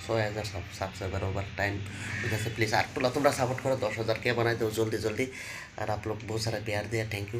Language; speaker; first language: Hindi; non-native, local second language; Bangla